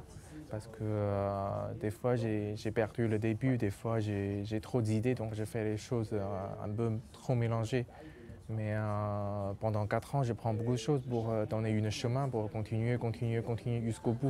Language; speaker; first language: French; non-native, local second language; Chinese